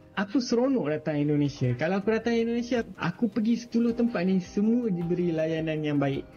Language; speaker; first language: Malay; native; Malay